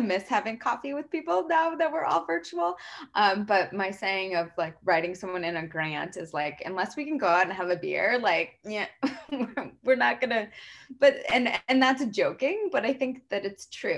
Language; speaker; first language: English; native; English